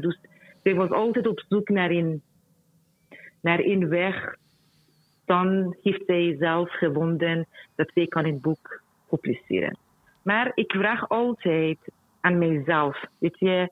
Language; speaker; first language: Dutch; non-native, fluent; Persian